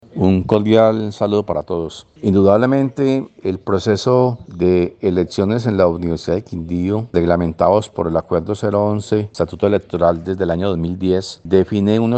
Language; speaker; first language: Spanish; native; Spanish